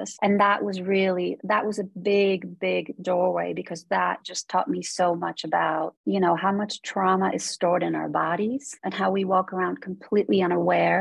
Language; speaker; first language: English; early bilingual, other home language; Polish